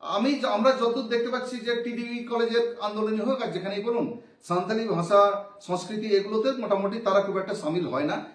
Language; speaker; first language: Bangla; non-native, local second language; Santali